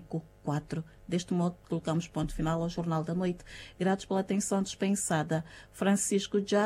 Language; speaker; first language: Portuguese; native; Portuguese